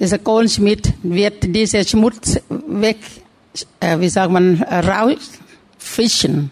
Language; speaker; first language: German; non-native, learner; Thai